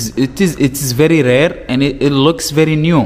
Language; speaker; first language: English; non-native, learner; Arabic